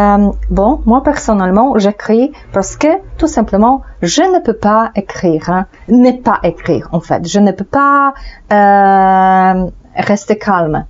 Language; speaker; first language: French; non-native, fluent; Polish